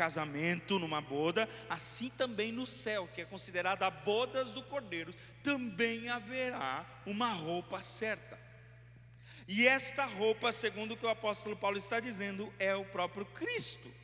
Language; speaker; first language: Portuguese; native; Portuguese